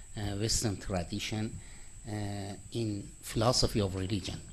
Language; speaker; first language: English; non-native, fluent; Persian